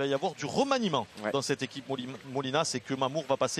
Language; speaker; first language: French; native; French